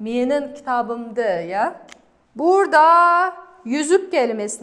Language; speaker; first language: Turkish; non-native, fluent; Kazakh